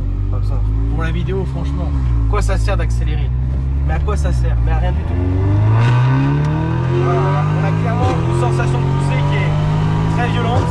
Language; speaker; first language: French; native; French